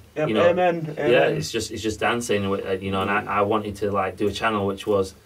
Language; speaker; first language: English; native; English